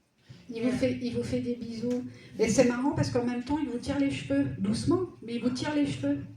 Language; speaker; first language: French; native; French